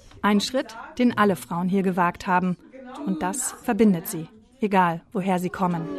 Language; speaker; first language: German; native; German